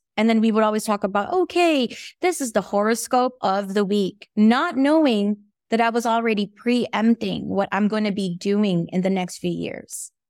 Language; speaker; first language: English; non-native, local second language; Filipino